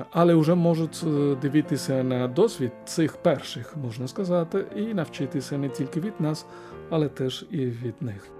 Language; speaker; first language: Ukrainian; non-native, fluent; Spanish